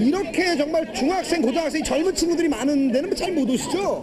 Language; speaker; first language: Korean; native; Korean